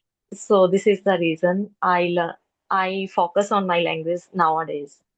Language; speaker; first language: English; non-native, learner; Hindi